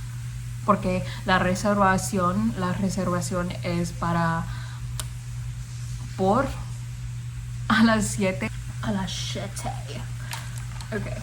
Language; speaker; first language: Spanish; non-native, fluent; English